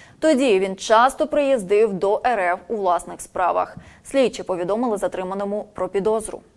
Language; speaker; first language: Ukrainian; native; Ukrainian